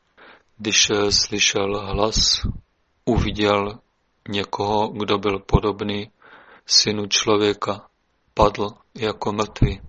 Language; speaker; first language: Czech; native; Czech